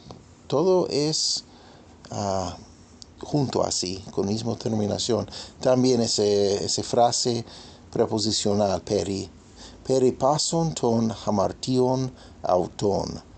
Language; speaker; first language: Spanish; non-native, fluent; English